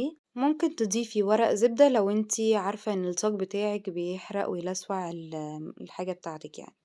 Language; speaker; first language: Arabic; native; Arabic